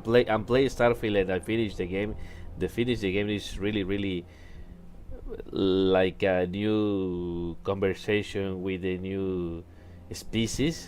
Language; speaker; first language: English; non-native, learner; Spanish